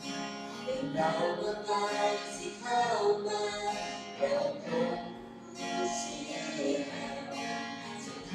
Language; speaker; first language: Thai; non-native, local second language; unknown